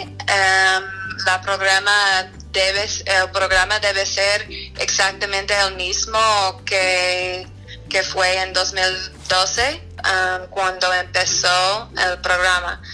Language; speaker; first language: Spanish; non-native, fluent; English